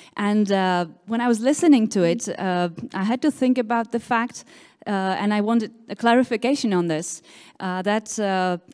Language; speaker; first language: English; non-native, fluent; Czech